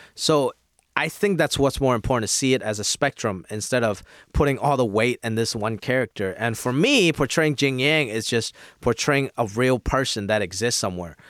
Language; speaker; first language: English; non-native, local second language; Cantonese